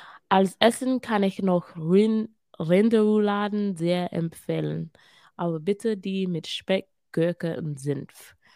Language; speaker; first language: German; non-native, learner; English